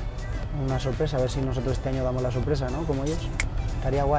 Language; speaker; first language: Spanish; native; Spanish